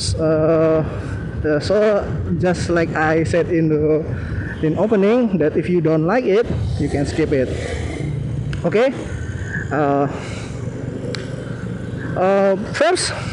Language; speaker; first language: English; non-native, learner; Indonesian